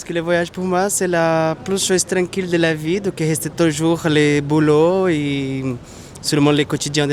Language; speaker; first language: French; non-native, learner; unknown